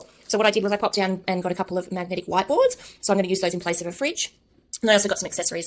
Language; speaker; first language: English; native; English